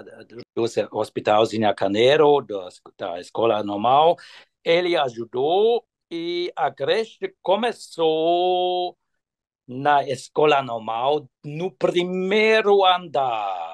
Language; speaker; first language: Portuguese; non-native, fluent; German